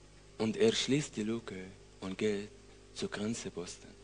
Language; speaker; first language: German; non-native, learner; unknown